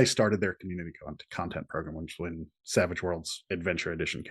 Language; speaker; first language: English; native; English